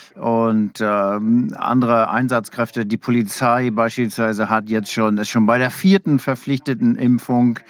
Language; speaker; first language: German; non-native, fluent; English